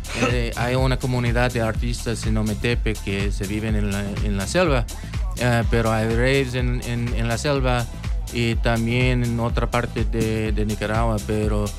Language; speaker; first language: Spanish; early bilingual, heritage; English